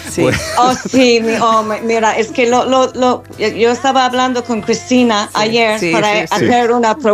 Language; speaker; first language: Spanish; non-native, learner; English